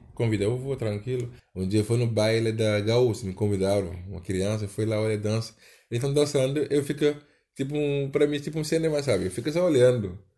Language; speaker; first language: Portuguese; non-native, learner; Wolof